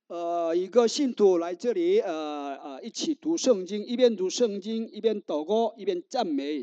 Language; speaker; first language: Chinese; non-native, learner; Korean